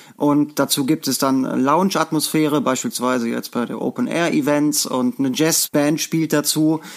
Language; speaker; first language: German; native; German